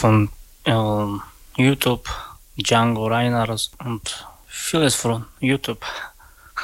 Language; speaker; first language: German; non-native, learner; Romany